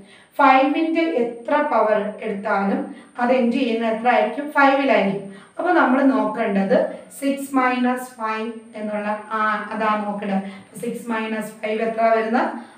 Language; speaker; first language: Malayalam; native; Malayalam